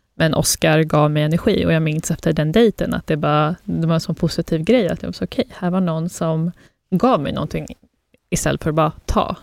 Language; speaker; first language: Swedish; early bilingual, other home language; Persian